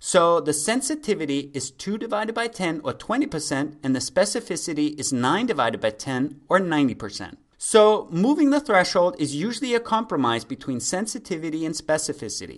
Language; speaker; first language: English; native; English